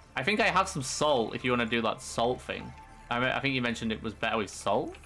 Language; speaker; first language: English; native; English